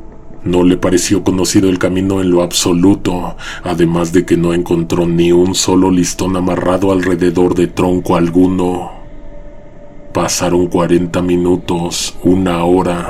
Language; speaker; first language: Spanish; native; Spanish